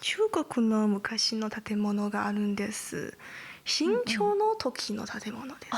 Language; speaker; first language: Japanese; non-native, learner; Chinese